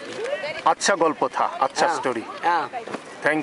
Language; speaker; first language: Hindi; non-native, learner; Bangla